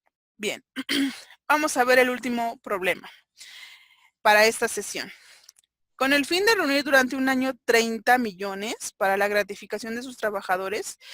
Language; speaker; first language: Spanish; native; Spanish